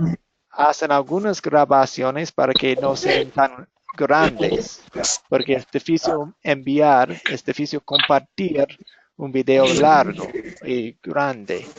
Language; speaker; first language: Spanish; non-native, fluent; English